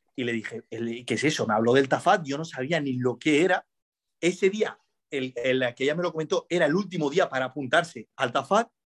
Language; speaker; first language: Spanish; early bilingual, other home language; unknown